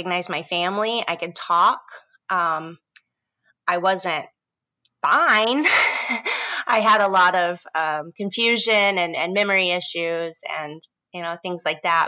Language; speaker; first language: English; native; English